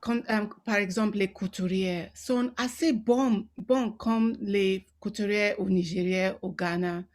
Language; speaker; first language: French; non-native, local second language; Yoruba